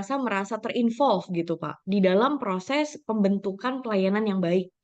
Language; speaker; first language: Indonesian; native; Indonesian